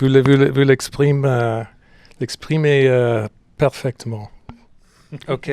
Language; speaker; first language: French; non-native, fluent; English